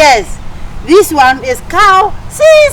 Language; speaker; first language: English; non-native, learner; Kikuyu